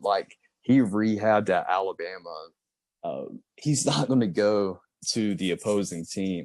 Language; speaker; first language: English; native; English